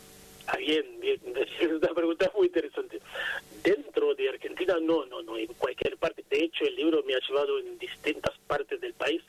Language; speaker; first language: Spanish; non-native, fluent; Haitian Creole